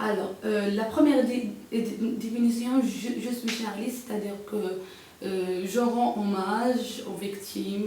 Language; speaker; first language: French; non-native, local second language; Arabic